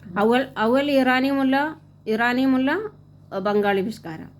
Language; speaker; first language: Arabic; non-native, learner; Malayalam